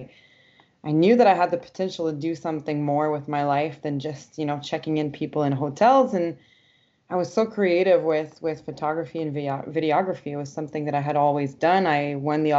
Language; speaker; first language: English; non-native, fluent; French